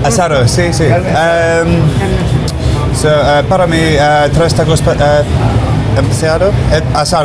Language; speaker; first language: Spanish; non-native, learner; English